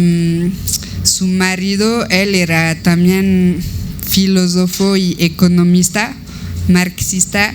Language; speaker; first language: Spanish; non-native, fluent; French